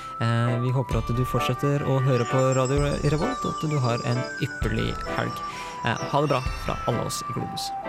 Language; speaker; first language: Norwegian; native; Norwegian